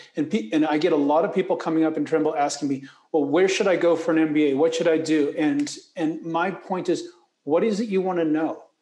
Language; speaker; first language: English; native; English